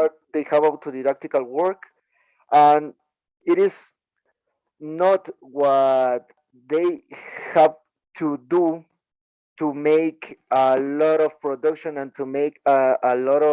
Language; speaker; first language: English; non-native, learner; Spanish